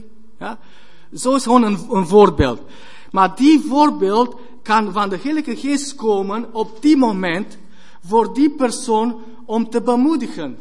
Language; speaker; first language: Dutch; non-native, fluent; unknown